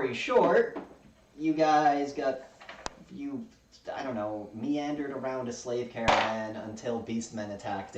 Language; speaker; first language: English; native; English